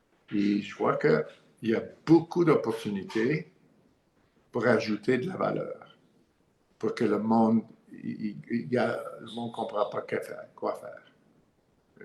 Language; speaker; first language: French; non-native, learner; English